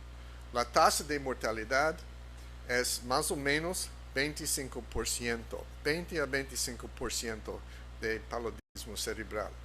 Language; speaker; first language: Spanish; non-native, fluent; English